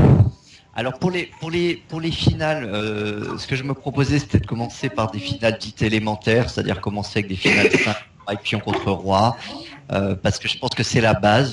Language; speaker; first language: French; native; French